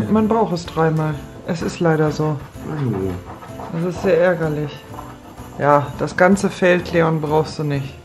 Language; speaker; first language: German; native; German